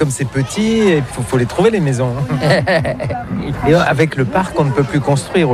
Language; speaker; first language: French; native; French